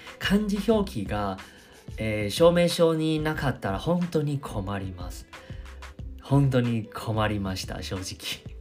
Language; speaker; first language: Japanese; non-native, fluent; Chinese